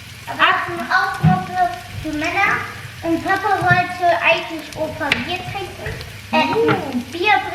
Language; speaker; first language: German; early bilingual, heritage; German